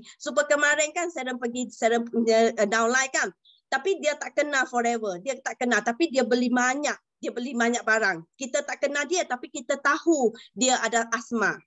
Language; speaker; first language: Malay; non-native, local second language; Chinese